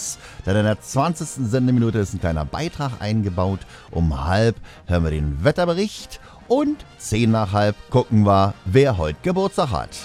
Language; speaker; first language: German; native; German